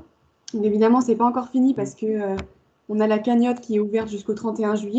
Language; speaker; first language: French; native; French